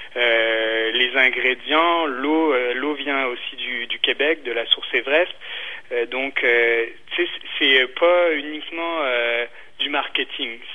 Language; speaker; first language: French; native; French